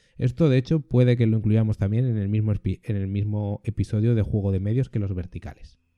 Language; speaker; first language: Spanish; native; Spanish